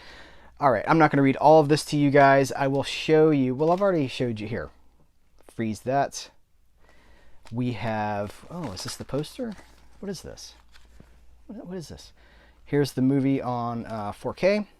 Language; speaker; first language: English; native; English